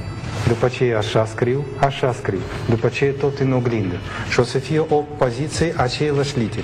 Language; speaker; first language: Romanian; non-native, learner; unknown